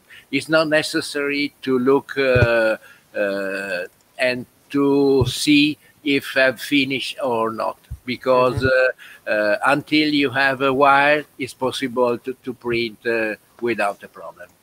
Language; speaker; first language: English; non-native, learner; Italian